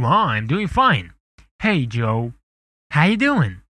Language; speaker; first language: English; non-native, fluent; Persian